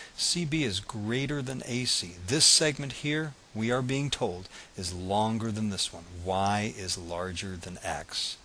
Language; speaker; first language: English; native; English